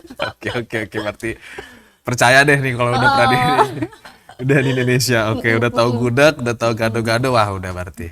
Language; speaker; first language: Indonesian; native; Indonesian